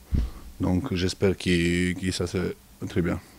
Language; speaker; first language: French; non-native, learner; Serbian